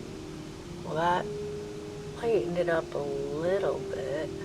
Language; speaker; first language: English; native; English